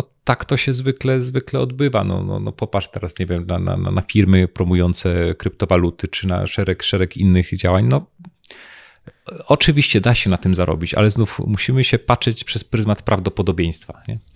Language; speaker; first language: Polish; native; Polish